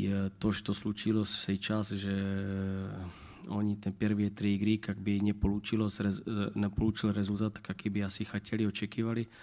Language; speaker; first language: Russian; non-native, learner; Czech